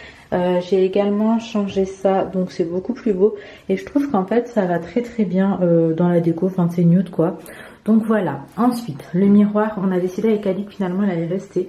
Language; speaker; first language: French; native; French